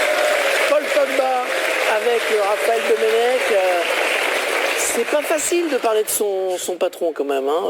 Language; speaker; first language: French; native; French